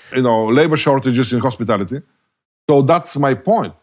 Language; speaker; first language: English; non-native, fluent; Bulgarian